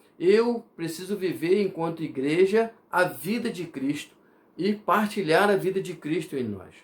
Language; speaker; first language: Portuguese; native; Portuguese